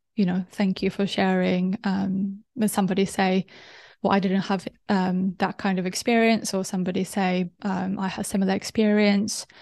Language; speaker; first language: English; non-native, fluent; Japanese